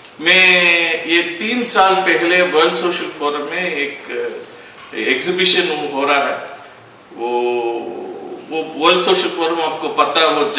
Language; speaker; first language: Hindi; non-native, local second language; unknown